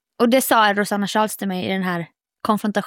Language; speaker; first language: Swedish; native; Swedish